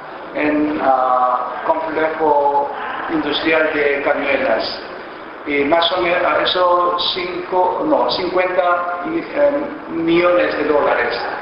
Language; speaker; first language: Spanish; non-native, fluent; Korean